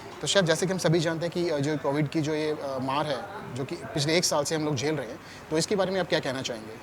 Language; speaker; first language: Hindi; native; Hindi